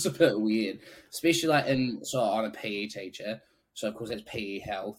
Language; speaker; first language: English; native; English